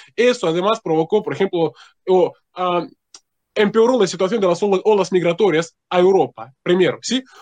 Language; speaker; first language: Spanish; non-native, fluent; Russian